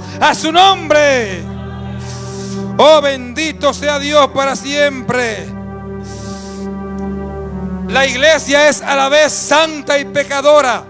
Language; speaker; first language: Spanish; native; Spanish